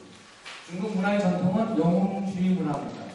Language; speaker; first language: Korean; native; Korean